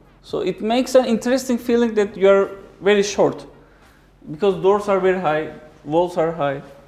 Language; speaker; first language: English; non-native, fluent; Turkish